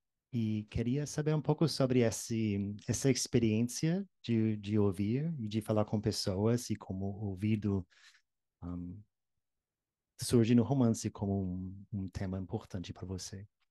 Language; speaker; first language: Portuguese; non-native, fluent; English